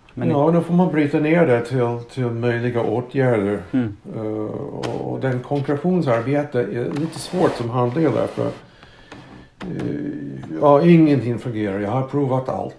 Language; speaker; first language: Swedish; non-native, fluent; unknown